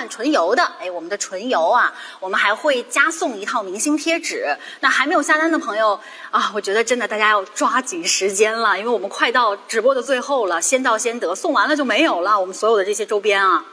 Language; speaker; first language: Chinese; native; Chinese